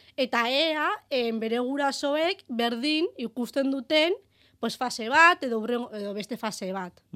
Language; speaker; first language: Basque; early bilingual, heritage; Basque